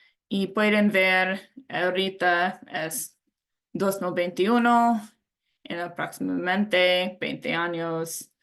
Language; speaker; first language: Spanish; non-native, learner; English